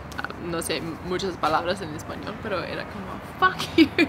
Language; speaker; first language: Spanish; non-native, learner; English